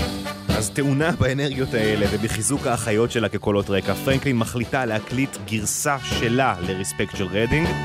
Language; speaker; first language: Hebrew; native; Hebrew